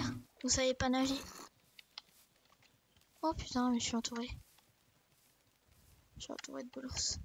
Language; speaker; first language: French; native; French